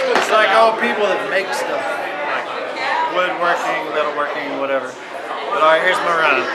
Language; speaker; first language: English; native; English